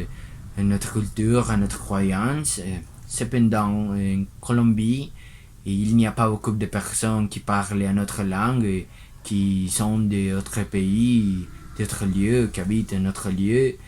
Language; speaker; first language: French; non-native, learner; Spanish